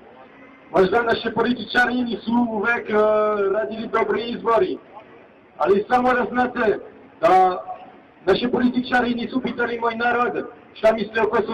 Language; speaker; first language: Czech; non-native, learner; Serbian